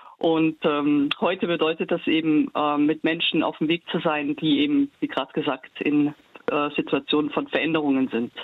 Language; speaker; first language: German; early bilingual, heritage; German